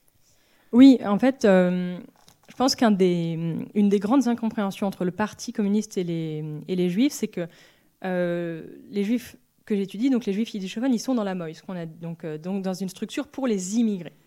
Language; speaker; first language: French; native; French